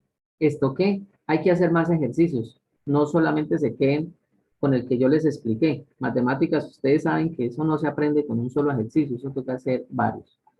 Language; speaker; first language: Spanish; native; Spanish